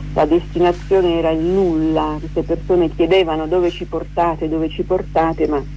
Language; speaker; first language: Italian; early bilingual, other home language; Armenian